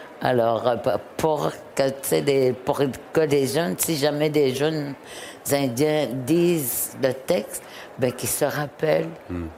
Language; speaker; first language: French; non-native, local second language; Innu-aimun